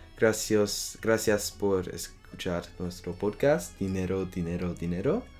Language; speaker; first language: Spanish; non-native, learner; French